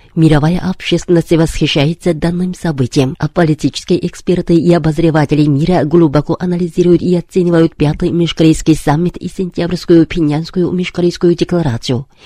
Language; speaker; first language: Russian; non-native, fluent; Korean